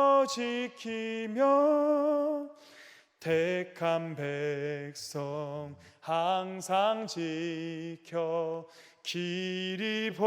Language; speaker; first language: Korean; native; Korean